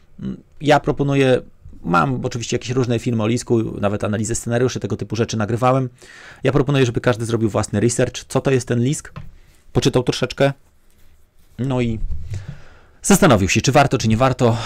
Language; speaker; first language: Polish; native; Polish